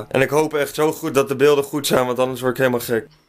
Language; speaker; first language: Dutch; native; Dutch